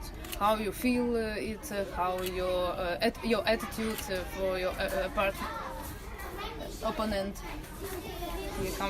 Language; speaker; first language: English; non-native, learner; Russian